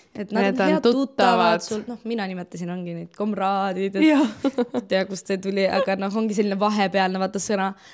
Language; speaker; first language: Estonian; non-native, local second language; Russian